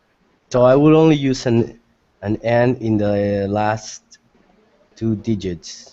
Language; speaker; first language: English; non-native, fluent; Spanish